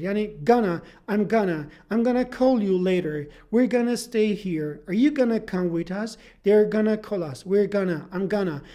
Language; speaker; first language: English; non-native, fluent; Turkish